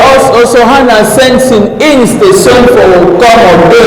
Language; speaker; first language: Swedish; non-native, learner; French